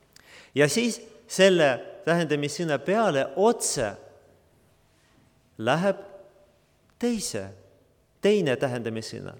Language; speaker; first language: Estonian; non-native, local second language; Russian